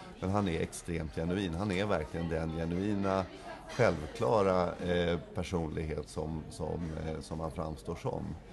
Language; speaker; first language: Swedish; native; Swedish